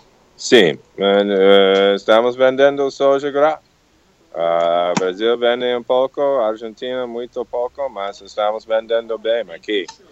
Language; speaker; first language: Portuguese; non-native, learner; English